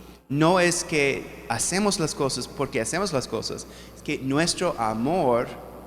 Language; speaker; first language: Spanish; non-native, fluent; English